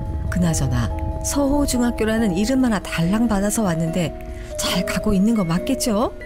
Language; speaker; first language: Korean; native; Korean